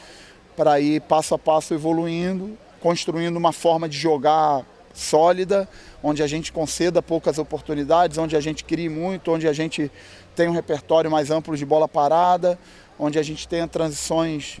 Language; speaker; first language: Portuguese; native; Portuguese